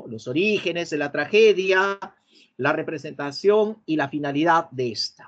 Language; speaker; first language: Spanish; native; Spanish